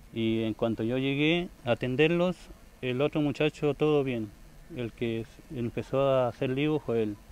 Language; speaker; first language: Spanish; native; Spanish